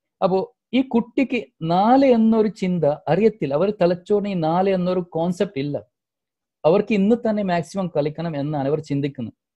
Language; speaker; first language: Malayalam; non-native, local second language; Divehi